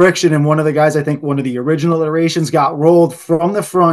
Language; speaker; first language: English; native; English